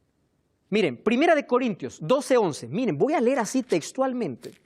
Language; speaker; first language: Spanish; native; Spanish